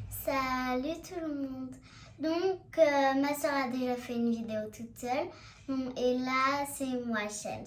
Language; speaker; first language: French; native; French